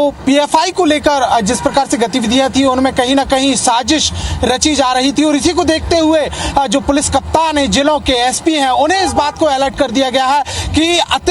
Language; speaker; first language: Hindi; native; Hindi